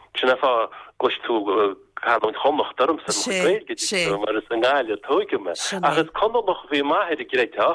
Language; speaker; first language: Irish; native; Irish